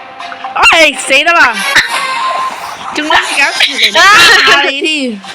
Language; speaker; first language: Chinese; early bilingual, heritage; Cantonese